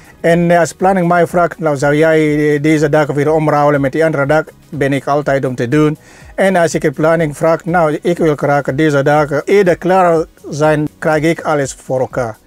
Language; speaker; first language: Dutch; non-native, fluent; Swahili